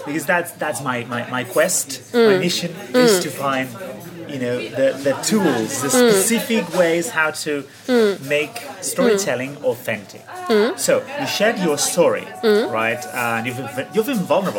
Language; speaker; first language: English; non-native, fluent; Catalan